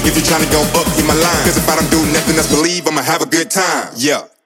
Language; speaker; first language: English; non-native, fluent; German